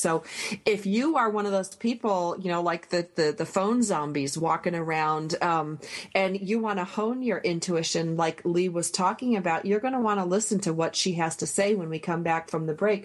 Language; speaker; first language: English; native; English